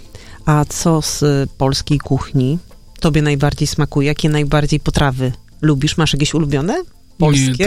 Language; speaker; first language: Polish; native; Polish